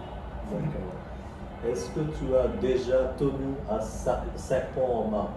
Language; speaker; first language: French; non-native, fluent; Bangla